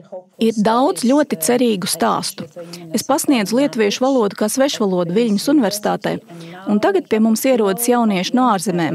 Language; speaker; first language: Latvian; native; Latvian